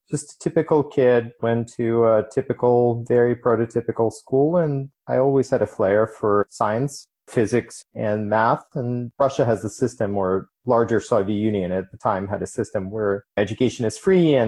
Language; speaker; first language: English; non-native, fluent; Ukrainian